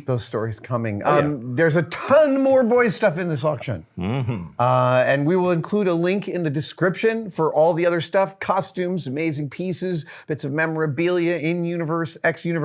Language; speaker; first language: English; native; English